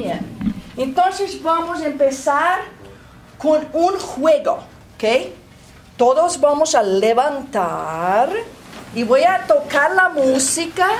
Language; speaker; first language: Spanish; non-native, fluent; Portuguese